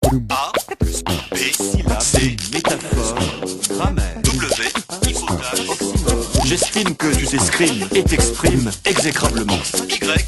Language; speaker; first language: French; native; French